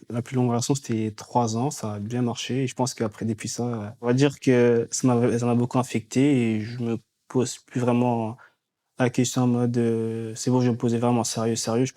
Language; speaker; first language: French; native; French